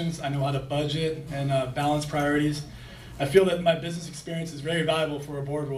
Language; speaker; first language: English; native; English